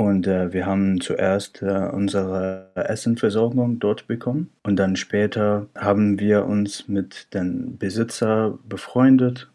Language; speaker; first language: German; non-native, fluent; Arabic